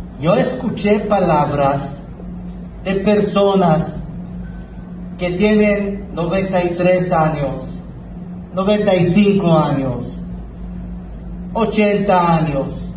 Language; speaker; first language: Spanish; non-native, fluent; Hebrew